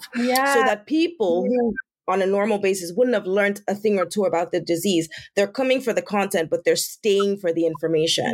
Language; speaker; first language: English; non-native, local second language; Yoruba